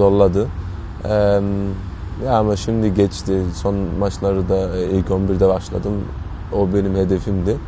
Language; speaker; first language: Turkish; early bilingual, heritage; Turkish